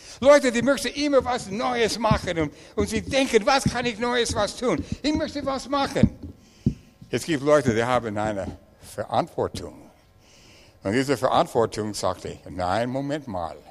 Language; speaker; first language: German; non-native, learner; English